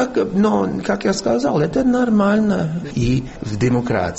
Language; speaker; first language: Russian; non-native, fluent; English